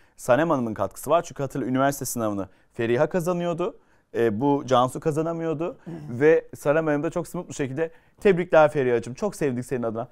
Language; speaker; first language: Turkish; native; Turkish